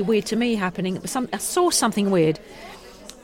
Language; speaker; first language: English; non-native, fluent; Swiss German